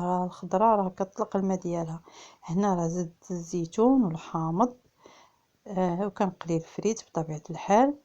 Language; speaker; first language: Arabic; native; Arabic